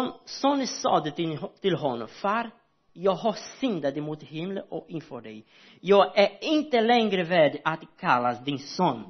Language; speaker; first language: Swedish; non-native, learner; Portuguese